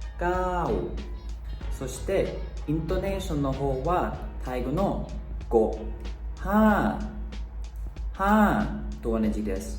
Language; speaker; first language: Japanese; non-native, fluent; Thai